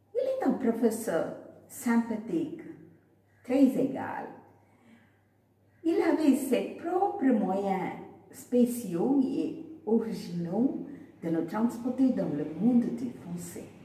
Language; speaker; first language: French; non-native, fluent; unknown